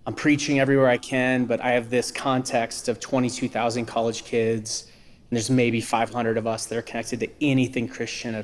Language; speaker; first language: English; native; English